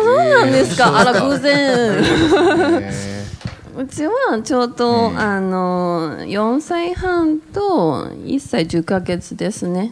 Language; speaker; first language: Japanese; non-native, fluent; Chinese